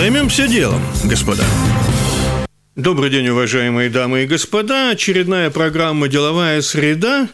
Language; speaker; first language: Russian; native; Russian